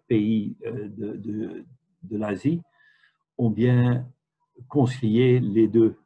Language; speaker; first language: French; non-native, fluent; Dutch